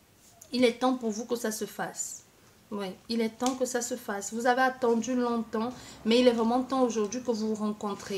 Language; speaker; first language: French; native; French